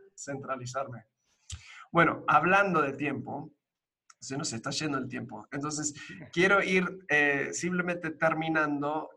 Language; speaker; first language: Spanish; early bilingual, other home language; English